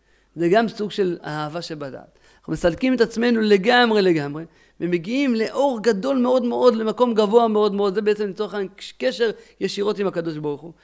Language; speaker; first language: Hebrew; native; Hebrew